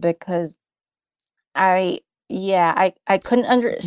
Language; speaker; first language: English; non-native, local second language; Filipino